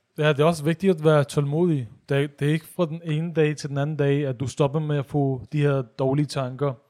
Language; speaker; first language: Danish; early bilingual, other home language; Urdu